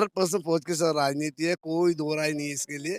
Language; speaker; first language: Hindi; native; Hindi